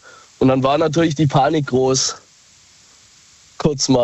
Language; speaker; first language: German; native; German